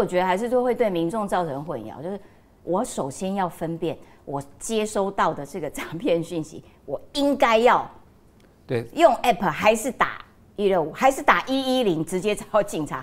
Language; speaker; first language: Chinese; native; Chinese